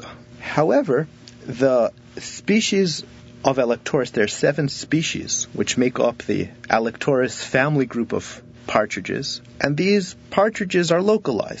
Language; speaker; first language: English; native; English